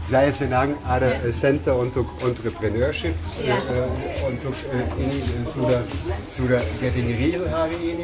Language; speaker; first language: Indonesian; non-native, learner; German